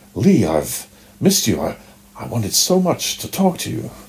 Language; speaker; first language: English; native; English